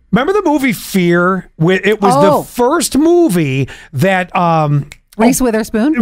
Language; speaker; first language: English; native; English